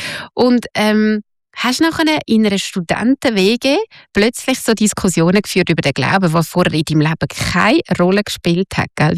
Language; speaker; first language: German; native; German